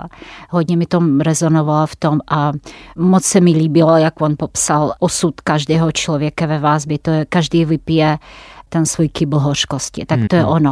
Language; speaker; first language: Czech; non-native, fluent; Russian